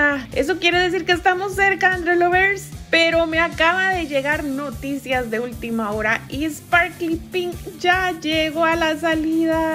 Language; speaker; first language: Spanish; native; Spanish